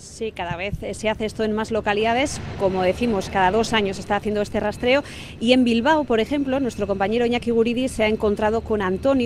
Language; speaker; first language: Spanish; native; Spanish